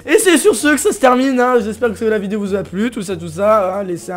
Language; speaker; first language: French; native; French